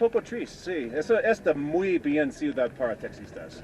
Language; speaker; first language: Spanish; non-native, learner; English